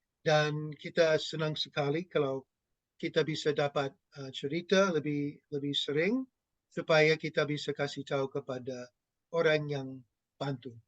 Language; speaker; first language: Indonesian; non-native, fluent; English